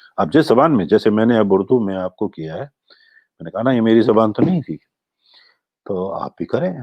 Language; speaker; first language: Urdu; non-native, local second language; Gujarati